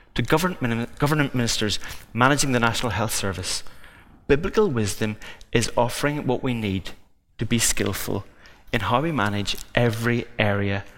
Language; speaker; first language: English; native; English